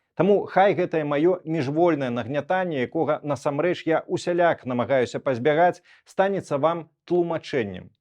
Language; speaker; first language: Belarusian; native; Belarusian